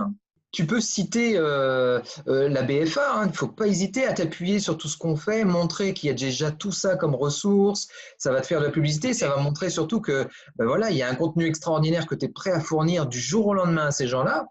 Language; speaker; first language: French; native; French